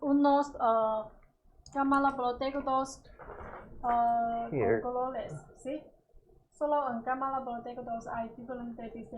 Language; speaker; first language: Spanish; non-native, learner; Chinese